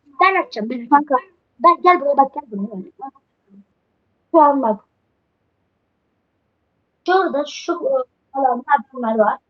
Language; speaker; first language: Turkish; native; Turkish